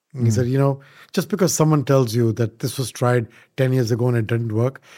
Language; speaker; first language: English; non-native, local second language; Punjabi